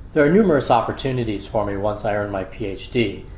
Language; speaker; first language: English; native; English